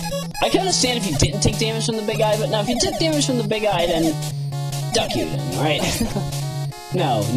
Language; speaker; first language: English; native; English